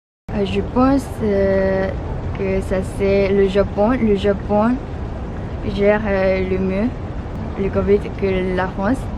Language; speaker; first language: French; non-native, fluent; Japanese